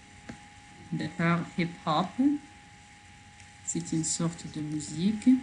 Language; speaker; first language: French; non-native, learner; Arabic